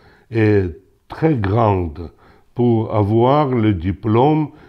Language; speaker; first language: French; non-native, local second language; Ukrainian